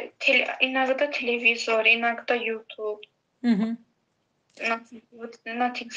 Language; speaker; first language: Russian; non-native, learner; Azerbaijani